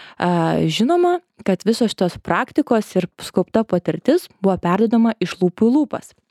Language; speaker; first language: Lithuanian; native; Lithuanian